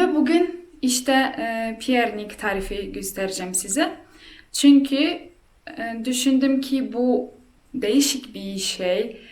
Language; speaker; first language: Turkish; non-native, fluent; Polish